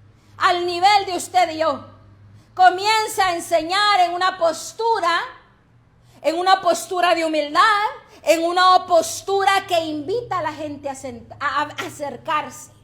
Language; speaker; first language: Spanish; native; Spanish